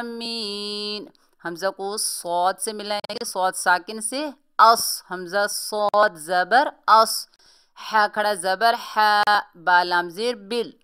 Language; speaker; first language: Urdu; native; Urdu